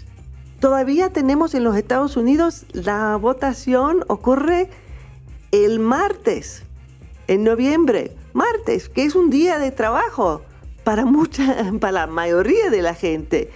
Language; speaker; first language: Spanish; non-native, fluent; English